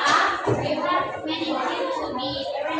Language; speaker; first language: English; non-native, learner; Indonesian